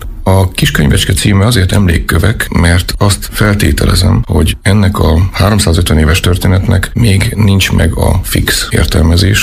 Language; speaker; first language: Hungarian; native; Hungarian